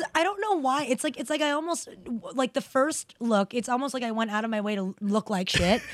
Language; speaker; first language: English; native; English